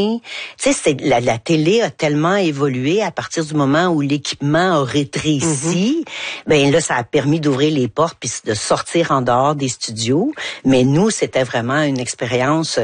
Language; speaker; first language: French; native; French